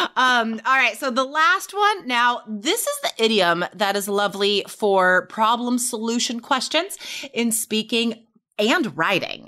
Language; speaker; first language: English; native; English